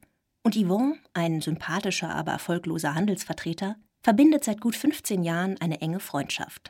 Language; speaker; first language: German; native; German